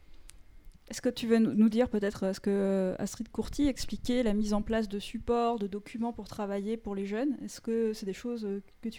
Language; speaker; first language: French; native; French